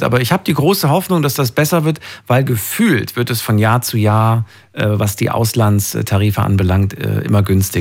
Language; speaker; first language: German; native; German